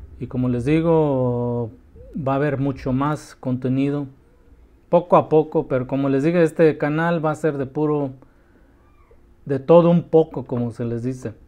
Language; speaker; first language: Spanish; early bilingual, heritage; Spanish